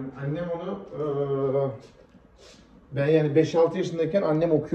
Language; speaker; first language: Turkish; native; Turkish